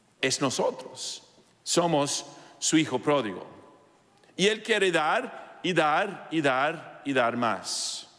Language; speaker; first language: Spanish; non-native, fluent; English